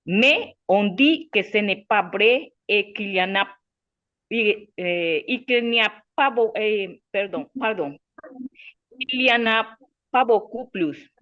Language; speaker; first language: French; non-native, learner; Spanish